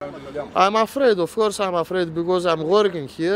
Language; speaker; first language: English; non-native, fluent; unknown